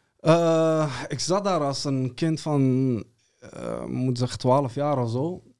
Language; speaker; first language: Dutch; early bilingual, other home language; Serbian